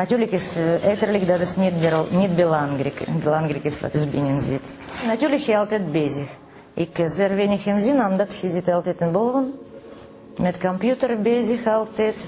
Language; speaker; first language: Dutch; non-native, learner; Russian